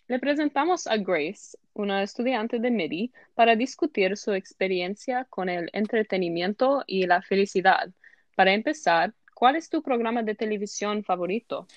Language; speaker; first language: Spanish; non-native, learner; English